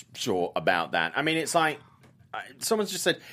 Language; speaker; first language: English; native; English